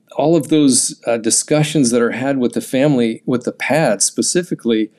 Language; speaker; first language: English; native; English